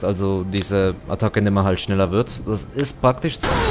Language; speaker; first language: German; native; German